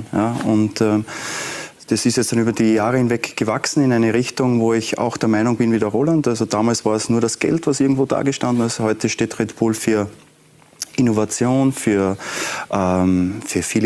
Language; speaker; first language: German; native; German